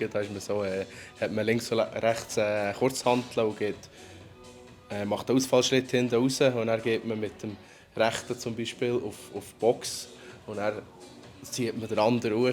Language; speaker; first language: German; native; German